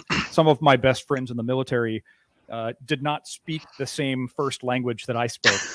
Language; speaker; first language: English; native; English